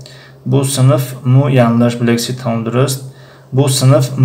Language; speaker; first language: Turkish; non-native, fluent; Tajik